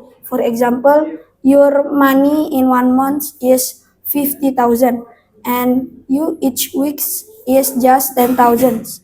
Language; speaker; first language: English; non-native, learner; Indonesian